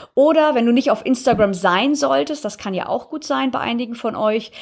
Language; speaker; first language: German; native; German